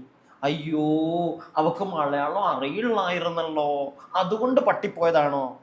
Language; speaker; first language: Malayalam; native; Malayalam